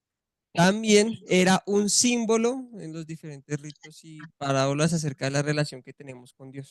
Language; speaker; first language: Spanish; native; Spanish